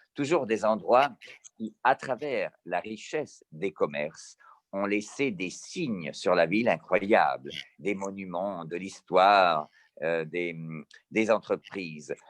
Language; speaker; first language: French; early bilingual, heritage; Italian